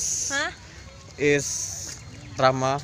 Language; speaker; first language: English; non-native, learner; Indonesian